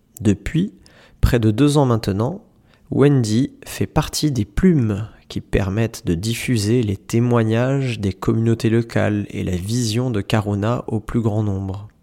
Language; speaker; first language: French; native; French